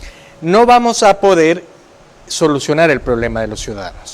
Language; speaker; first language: Spanish; native; Spanish